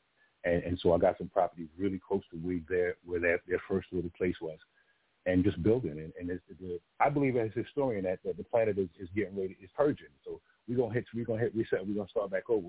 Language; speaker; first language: English; non-native, local second language; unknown